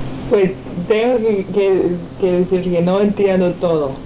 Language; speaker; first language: Spanish; non-native, learner; English